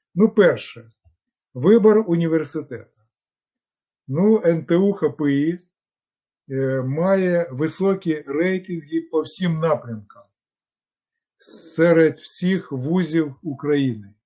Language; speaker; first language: Ukrainian; non-native, local second language; Russian